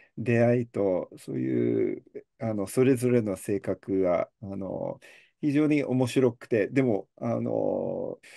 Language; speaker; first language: Japanese; early bilingual, heritage; Japanese